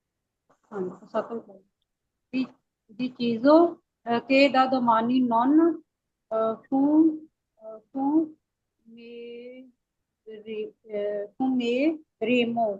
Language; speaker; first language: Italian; non-native, learner; Punjabi